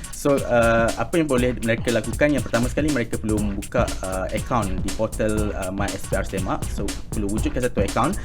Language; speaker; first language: Malay; native; Malay